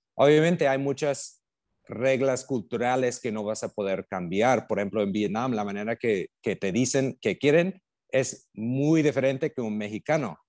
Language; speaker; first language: Spanish; non-native, fluent; English